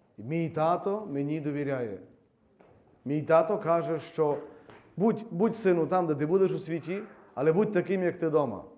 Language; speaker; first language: Ukrainian; native; Ukrainian